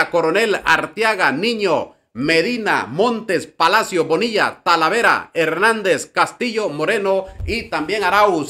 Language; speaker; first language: Spanish; native; Spanish